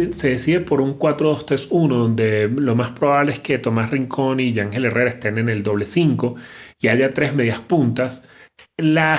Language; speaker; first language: Spanish; native; Spanish